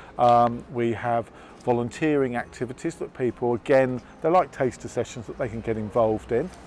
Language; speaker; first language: English; native; English